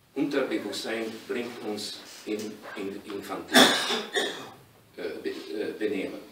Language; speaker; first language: German; non-native, learner; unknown